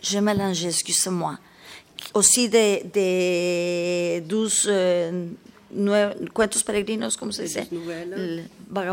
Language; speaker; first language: French; non-native, learner; Spanish